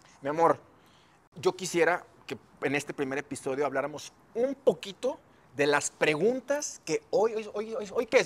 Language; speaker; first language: Spanish; native; Spanish